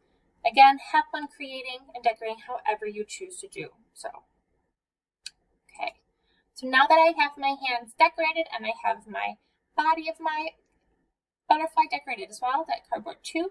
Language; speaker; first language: English; native; English